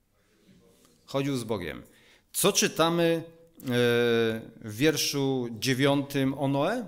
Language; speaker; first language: Polish; native; Polish